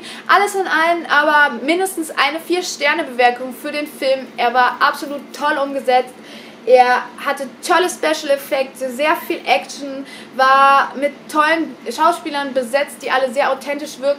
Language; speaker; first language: German; native; German